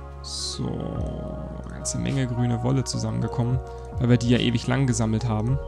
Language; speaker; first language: German; native; German